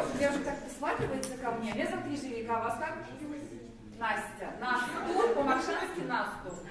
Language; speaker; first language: Russian; native; Russian